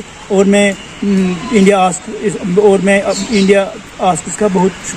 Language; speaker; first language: Hindi; non-native, local second language; Kashmiri